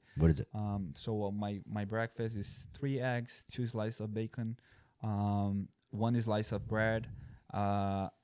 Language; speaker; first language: English; non-native, fluent; Portuguese